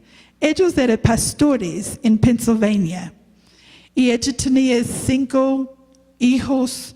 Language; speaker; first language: Spanish; non-native, learner; English